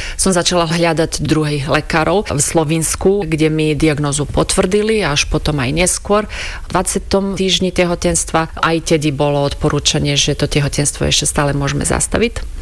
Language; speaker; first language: Slovak; non-native, fluent; Croatian